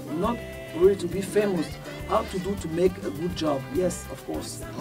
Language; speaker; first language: English; non-native, local second language; Duala